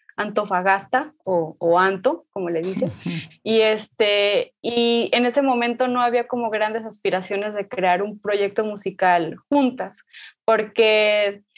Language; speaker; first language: Spanish; native; Spanish